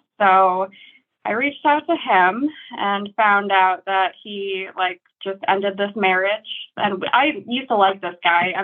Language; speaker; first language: English; native; English